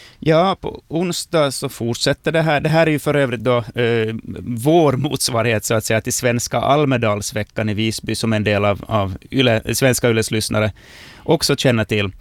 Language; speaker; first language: Swedish; native; Swedish